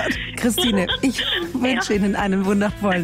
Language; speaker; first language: German; native; German